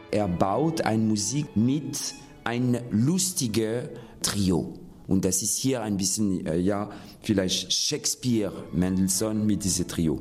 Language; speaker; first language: German; non-native, fluent; French